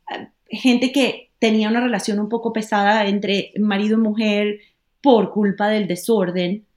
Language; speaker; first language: Spanish; native; Spanish